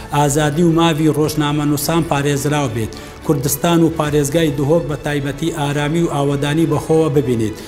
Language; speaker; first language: Central Kurdish; non-native, local second language; Kurdish